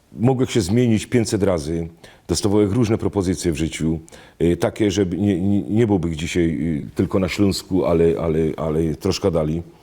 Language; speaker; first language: Polish; native; Polish